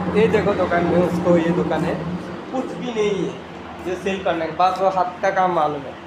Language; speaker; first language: Hindi; non-native, learner; Bangla